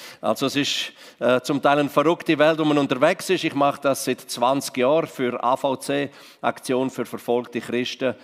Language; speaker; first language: German; non-native, local second language; Romansh